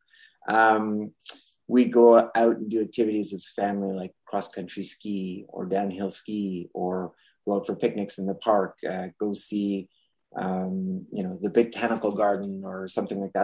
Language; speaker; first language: English; non-native, fluent; French